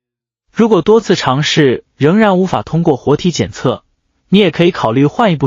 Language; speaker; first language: Chinese; native; Chinese